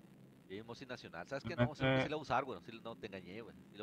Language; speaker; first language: Spanish; native; Spanish